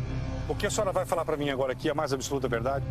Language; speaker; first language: Portuguese; native; Portuguese